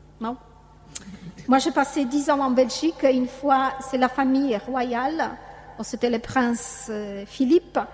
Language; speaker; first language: French; non-native, fluent; Polish